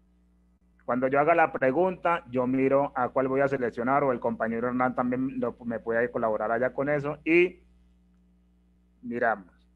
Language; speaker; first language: Spanish; native; Spanish